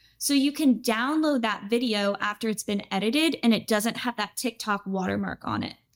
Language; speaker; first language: English; native; English